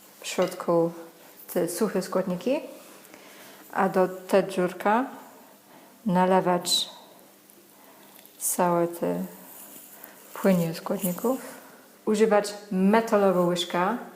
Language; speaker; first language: Polish; non-native, learner; English